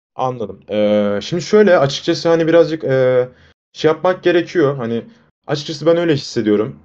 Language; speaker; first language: Turkish; native; Turkish